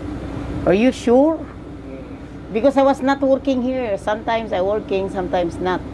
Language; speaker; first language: English; non-native, learner; Cebuano